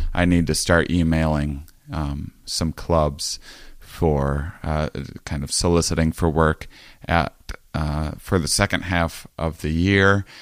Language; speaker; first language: English; native; English